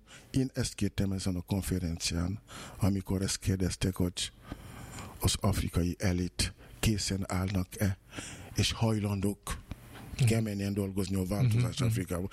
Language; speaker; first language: Hungarian; non-native, fluent; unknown